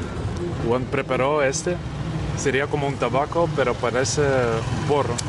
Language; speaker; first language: Spanish; non-native, learner; Dutch